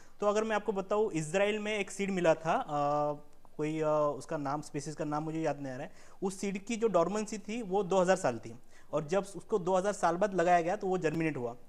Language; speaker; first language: Hindi; non-native, local second language; Marathi